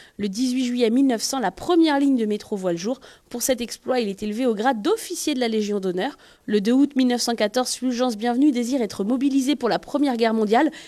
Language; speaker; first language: French; native; French